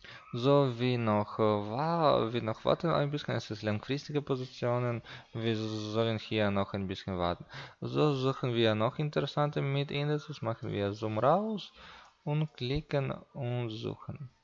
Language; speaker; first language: German; non-native, learner; Russian